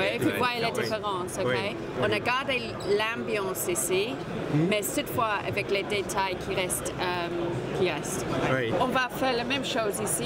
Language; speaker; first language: French; non-native, fluent; English